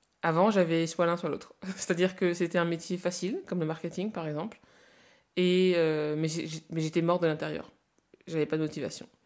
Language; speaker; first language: French; native; French